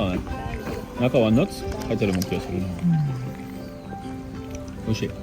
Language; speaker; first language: Japanese; non-native, fluent; French